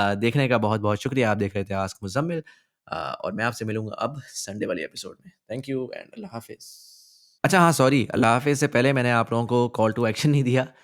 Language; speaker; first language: Urdu; native; Urdu